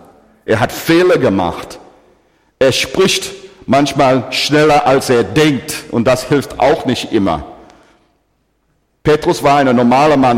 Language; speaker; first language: German; non-native, fluent; English